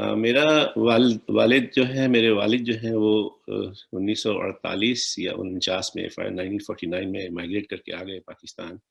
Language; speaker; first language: Urdu; native; Urdu